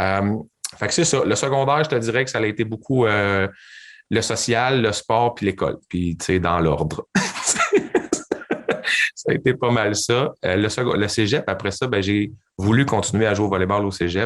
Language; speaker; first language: French; native; French